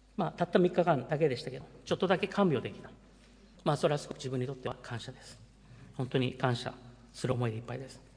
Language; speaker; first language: Japanese; early bilingual, heritage; Japanese